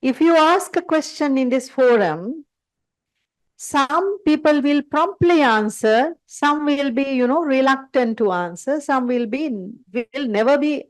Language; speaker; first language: English; non-native, local second language; Sinhala